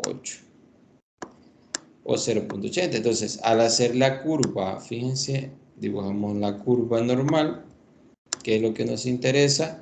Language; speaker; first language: Spanish; native; Spanish